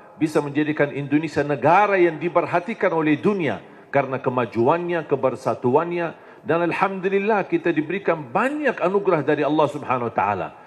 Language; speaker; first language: Indonesian; non-native, fluent; Arabic